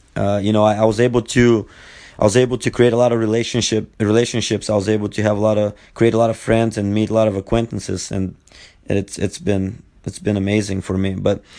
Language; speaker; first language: English; non-native, fluent; Bulgarian